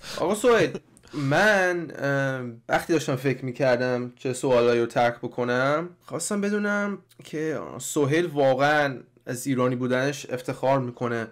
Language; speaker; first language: Persian; early bilingual, heritage; Persian